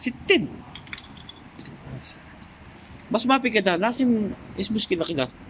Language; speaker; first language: Arabic; non-native, learner; Filipino